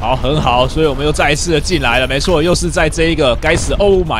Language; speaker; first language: Chinese; native; Chinese